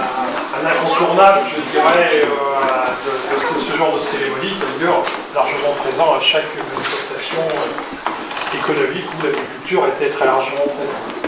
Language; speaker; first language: French; native; French